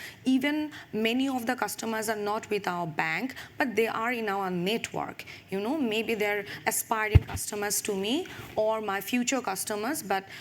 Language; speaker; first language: English; non-native, local second language; Bangla